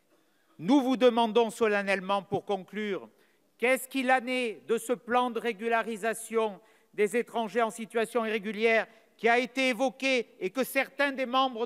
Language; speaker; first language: French; native; French